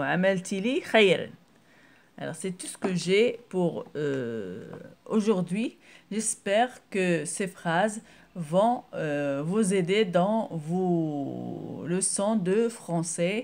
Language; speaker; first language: French; non-native, local second language; Arabic